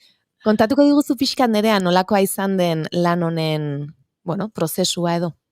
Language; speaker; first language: Basque; native; Basque